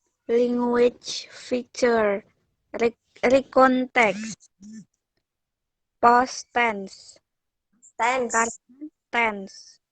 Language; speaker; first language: English; non-native, learner; Indonesian